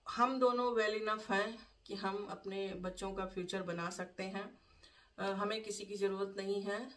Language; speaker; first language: Hindi; native; Hindi